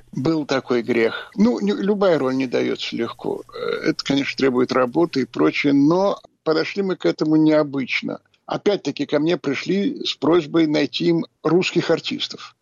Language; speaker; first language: Russian; native; Russian